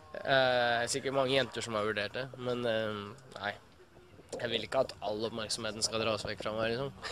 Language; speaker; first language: Norwegian; early bilingual, other home language; Russian